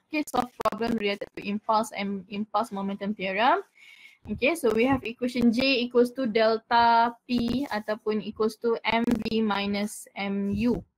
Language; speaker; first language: English; non-native, local second language; Malay